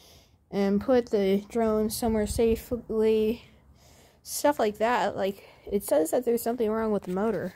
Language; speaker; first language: English; native; English